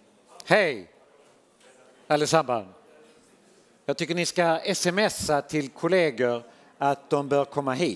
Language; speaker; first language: Swedish; native; Swedish